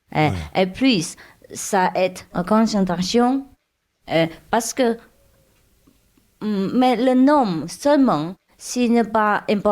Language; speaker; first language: French; non-native, learner; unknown